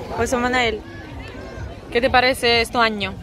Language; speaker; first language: Spanish; non-native, learner; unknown